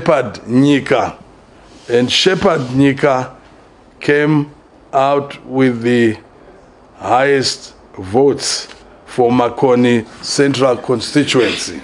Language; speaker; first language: English; non-native, local second language; Shona